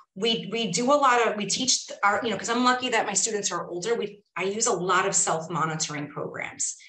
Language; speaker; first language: English; native; English